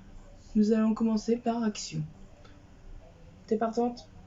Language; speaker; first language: French; native; French